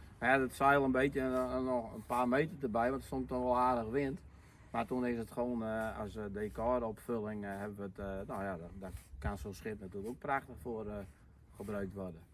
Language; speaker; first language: Dutch; non-native, local second language; Western Frisian